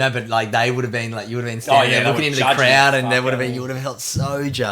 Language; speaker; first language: English; native; English